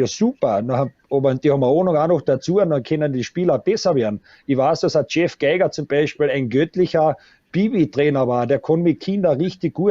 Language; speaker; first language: German; native; German